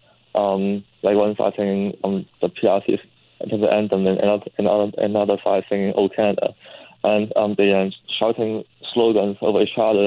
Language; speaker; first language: English; non-native, local second language; Cantonese